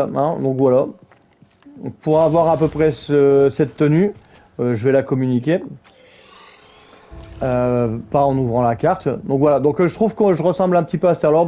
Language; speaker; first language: French; native; French